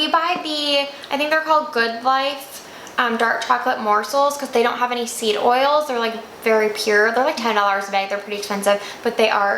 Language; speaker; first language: English; native; English